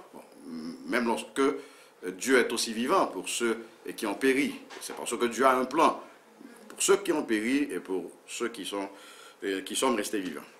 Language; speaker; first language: French; non-native, local second language; Haitian Creole